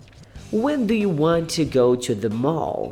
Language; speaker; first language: English; non-native, fluent; Portuguese